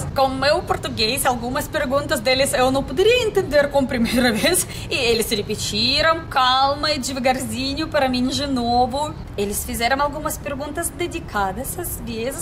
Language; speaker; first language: Portuguese; non-native, fluent; Russian